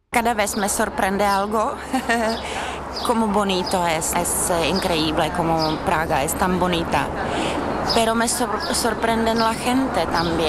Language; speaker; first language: Spanish; non-native, fluent; Czech